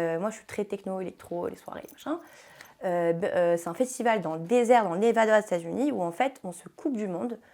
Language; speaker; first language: French; early bilingual, heritage; French